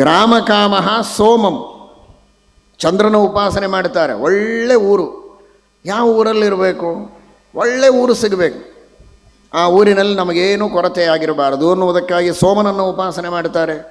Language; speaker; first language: Kannada; native; Kannada